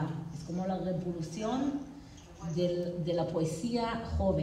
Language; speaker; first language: Spanish; non-native, fluent; Hebrew